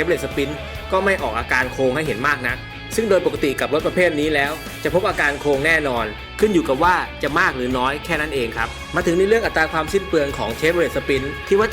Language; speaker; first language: Thai; native; Thai